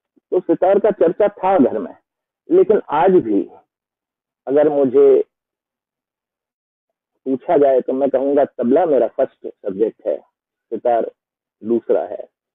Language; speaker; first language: Hindi; non-native, local second language; Bangla